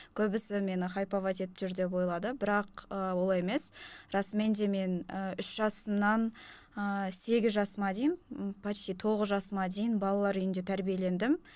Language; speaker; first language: Kazakh; non-native, local second language; Russian